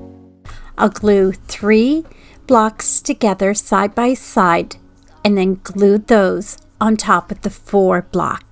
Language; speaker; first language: English; native; English